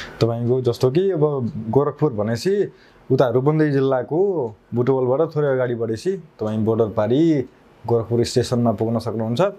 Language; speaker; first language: Nepali; native; Nepali